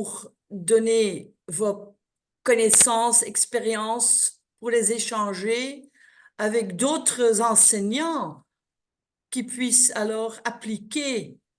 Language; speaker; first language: French; non-native, local second language; Dutch